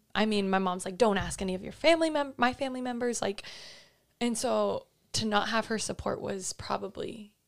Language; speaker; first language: English; native; English